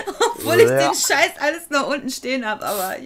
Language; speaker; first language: German; native; German